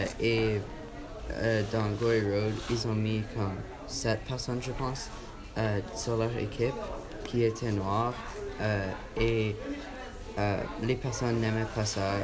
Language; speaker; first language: French; non-native, learner; English